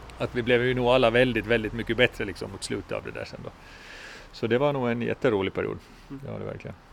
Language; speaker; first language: Swedish; native; Swedish